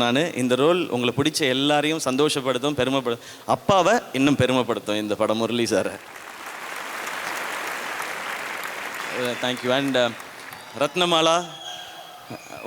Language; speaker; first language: Tamil; native; Tamil